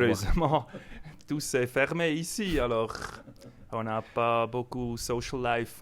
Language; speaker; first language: French; non-native, local second language; German